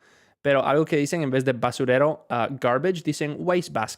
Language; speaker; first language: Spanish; non-native, fluent; English